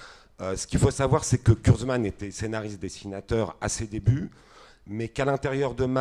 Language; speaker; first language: French; native; French